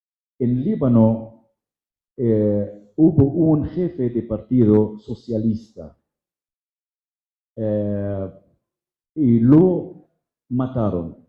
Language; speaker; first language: Spanish; non-native, fluent; Arabic